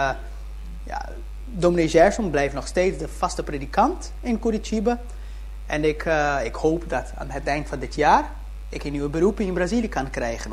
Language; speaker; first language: Dutch; early bilingual, heritage; Dutch